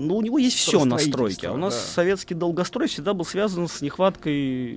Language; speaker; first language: Russian; native; Russian